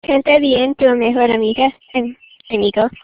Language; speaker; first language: Spanish; non-native, learner; English